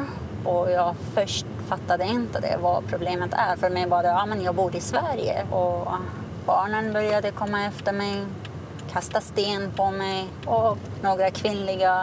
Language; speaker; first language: Swedish; non-native, fluent; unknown